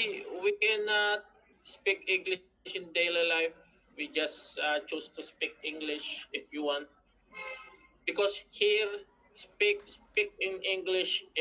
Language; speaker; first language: English; non-native, learner; Filipino